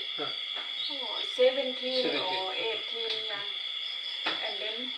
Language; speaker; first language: English; non-native, learner; Thai